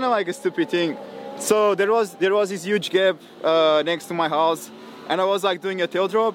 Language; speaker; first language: English; non-native, fluent; Portuguese